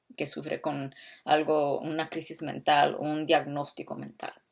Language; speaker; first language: Spanish; early bilingual, other home language; English